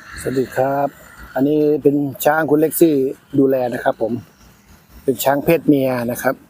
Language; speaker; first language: Thai; native; Thai